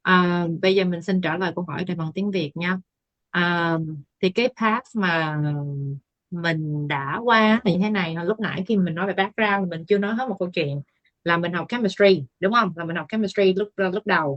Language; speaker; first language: Vietnamese; native; Vietnamese